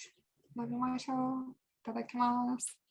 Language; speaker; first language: Japanese; non-native, fluent; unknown